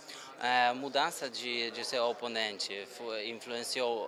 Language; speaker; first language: Portuguese; non-native, learner; Polish